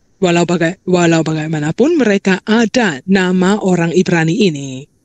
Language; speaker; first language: Malay; non-native, local second language; Chinese